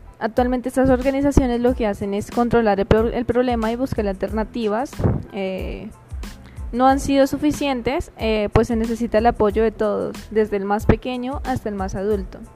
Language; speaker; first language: Spanish; native; Spanish